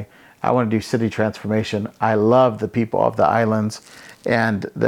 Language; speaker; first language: English; native; English